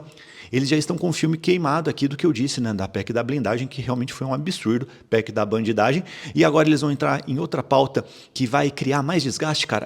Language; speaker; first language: Portuguese; native; Portuguese